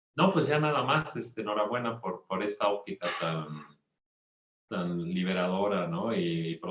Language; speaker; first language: Spanish; native; Spanish